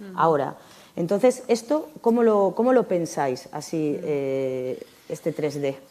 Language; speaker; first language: Spanish; native; Spanish